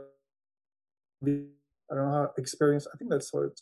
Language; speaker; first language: English; non-native, fluent; French